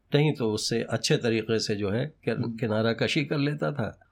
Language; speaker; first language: Hindi; native; Hindi